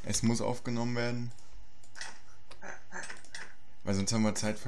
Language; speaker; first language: German; native; German